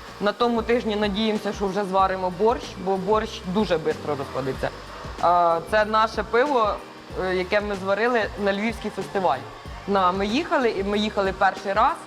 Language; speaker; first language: Ukrainian; native; Ukrainian